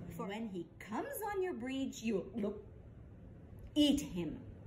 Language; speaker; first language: English; non-native, fluent; Portuguese